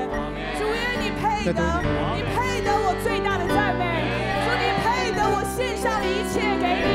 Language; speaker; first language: Chinese; native; Chinese